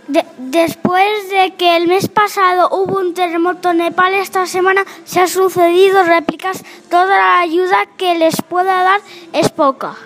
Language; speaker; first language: Spanish; native; Spanish